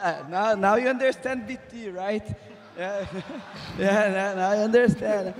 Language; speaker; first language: English; non-native, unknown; Portuguese